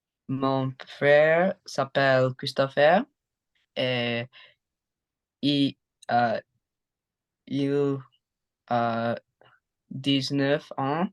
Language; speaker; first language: French; non-native, learner; English